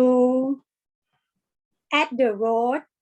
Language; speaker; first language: English; non-native, learner; Thai